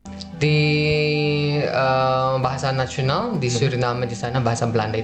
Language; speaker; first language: Indonesian; non-native, fluent; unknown